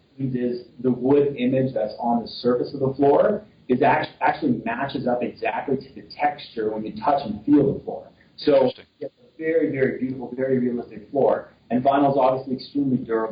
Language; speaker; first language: English; native; English